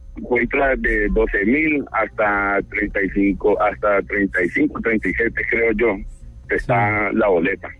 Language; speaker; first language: Spanish; native; Spanish